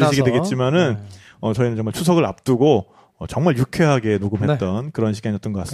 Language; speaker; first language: Korean; native; Korean